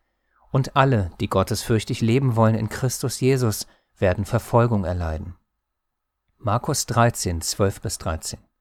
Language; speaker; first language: German; native; German